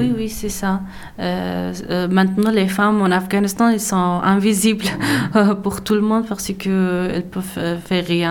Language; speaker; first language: French; non-native, learner; Persian